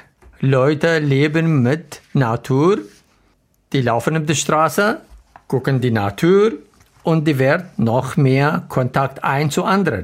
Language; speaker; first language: German; non-native, learner; Arabic